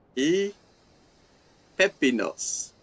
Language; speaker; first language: Spanish; non-native, learner; English